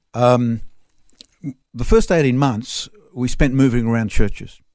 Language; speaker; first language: English; non-native, local second language; French